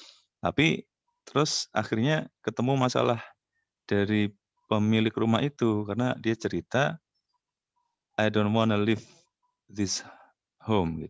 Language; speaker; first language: Indonesian; native; Indonesian